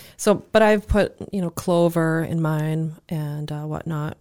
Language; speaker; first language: English; native; English